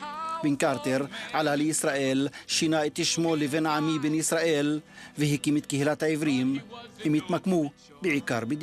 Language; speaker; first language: Hebrew; native; Hebrew